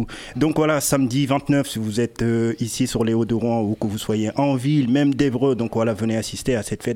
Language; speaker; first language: French; native; French